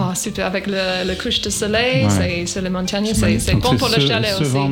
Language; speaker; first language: French; non-native, learner; English